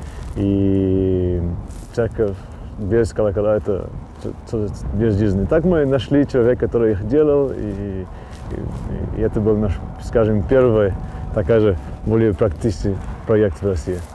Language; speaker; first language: Russian; early bilingual, heritage; Russian